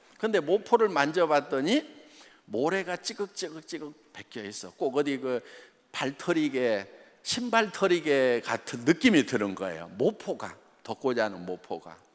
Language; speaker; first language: Korean; native; Korean